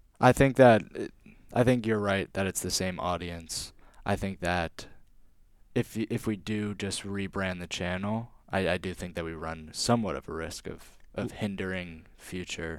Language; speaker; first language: English; native; English